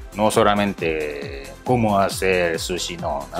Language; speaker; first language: Spanish; non-native, learner; Japanese